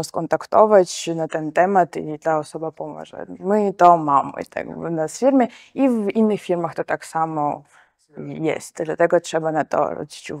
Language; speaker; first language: Polish; non-native, fluent; Georgian